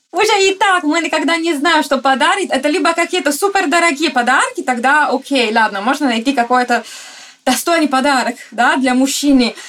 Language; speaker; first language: Russian; non-native, fluent; Italian